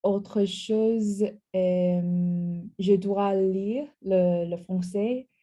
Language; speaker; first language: French; non-native, learner; English